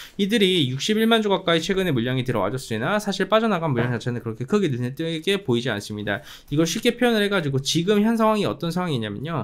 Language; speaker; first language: Korean; native; Korean